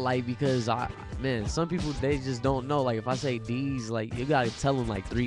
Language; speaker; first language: English; native; English